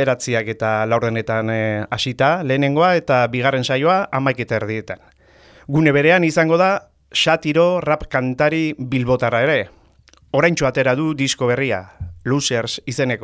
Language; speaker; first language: Basque; native; Basque